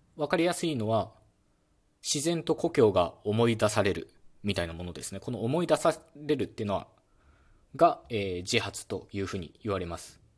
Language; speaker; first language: Japanese; native; Japanese